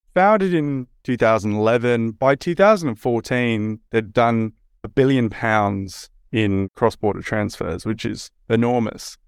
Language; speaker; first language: English; native; English